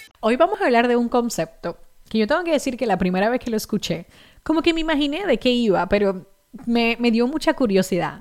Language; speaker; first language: Spanish; native; Spanish